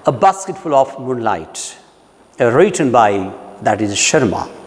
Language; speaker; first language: English; non-native, local second language; Marathi